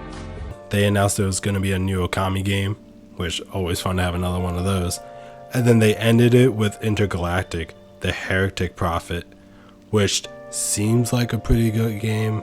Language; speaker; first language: English; native; English